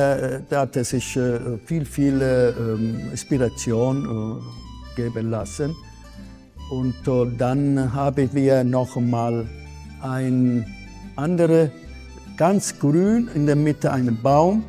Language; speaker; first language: German; non-native, fluent; Italian